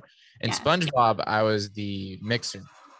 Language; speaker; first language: English; early bilingual, other home language; Spanish